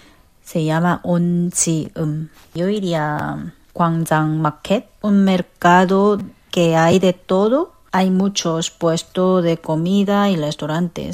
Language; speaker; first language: Spanish; non-native, fluent; Korean